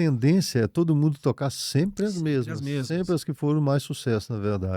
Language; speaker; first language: Portuguese; native; Portuguese